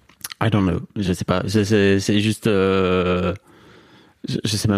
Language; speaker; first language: French; native; French